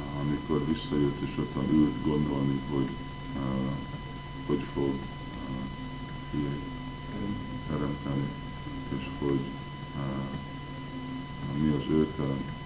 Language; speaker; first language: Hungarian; early bilingual, heritage; Hungarian